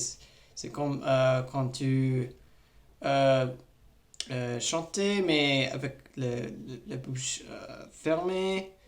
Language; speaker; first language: French; non-native, learner; English